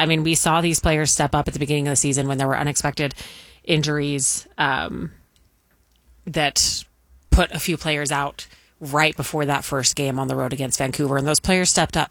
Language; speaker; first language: English; native; English